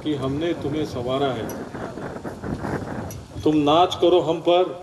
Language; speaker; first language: Hindi; non-native, local second language; Marathi